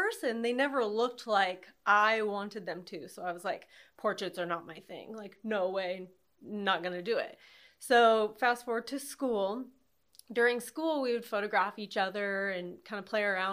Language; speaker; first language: English; native; English